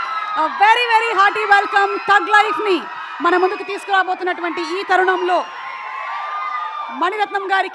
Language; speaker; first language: Telugu; native; Telugu